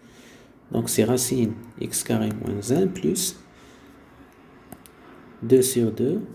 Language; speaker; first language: French; non-native, local second language; Arabic